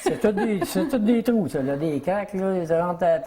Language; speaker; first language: French; native; French